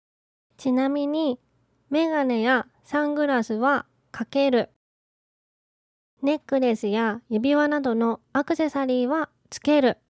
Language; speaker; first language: Japanese; native; Japanese